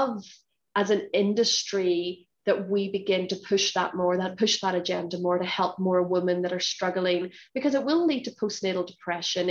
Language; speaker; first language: English; native; English